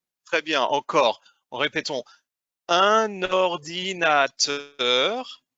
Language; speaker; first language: French; non-native, fluent; English